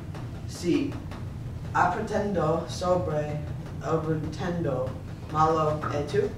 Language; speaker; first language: Spanish; non-native, learner; English